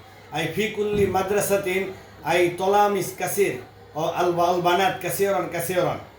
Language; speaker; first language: Arabic; non-native, learner; Bangla